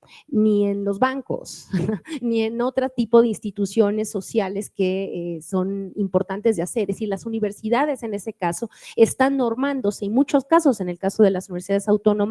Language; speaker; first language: Spanish; native; Spanish